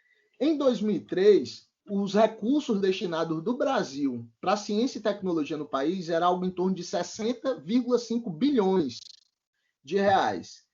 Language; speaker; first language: Portuguese; native; Portuguese